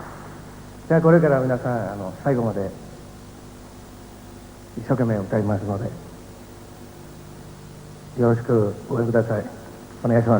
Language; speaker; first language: Japanese; non-native, learner; Spanish